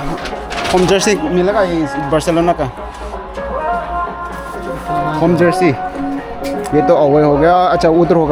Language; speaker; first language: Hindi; non-native, local second language; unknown